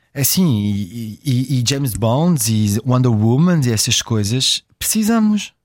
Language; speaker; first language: Portuguese; early bilingual, heritage; French